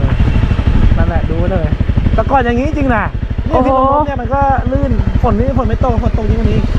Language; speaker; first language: Thai; native; Thai